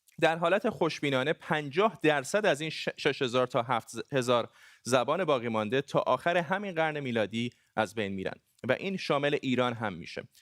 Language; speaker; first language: Persian; non-native, local second language; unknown